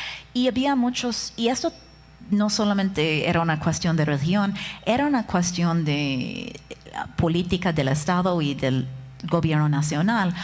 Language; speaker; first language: Spanish; non-native, fluent; English